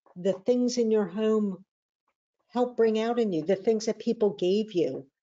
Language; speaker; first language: English; native; English